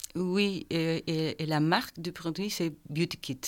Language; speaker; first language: French; non-native, fluent; Spanish